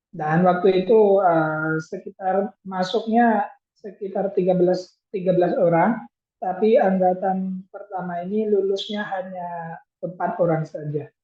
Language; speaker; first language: Indonesian; non-native, fluent; Thai